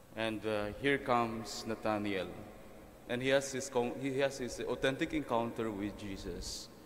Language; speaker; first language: English; non-native, local second language; Filipino